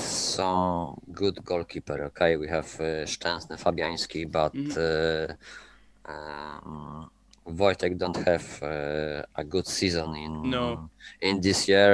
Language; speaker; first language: English; non-native, learner; Polish